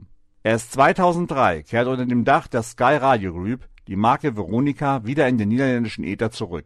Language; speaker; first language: German; native; German